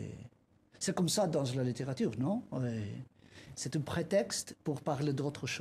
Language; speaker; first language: French; non-native, learner; Spanish